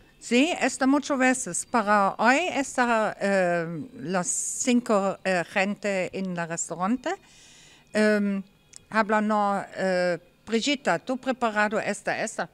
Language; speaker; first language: Spanish; non-native, learner; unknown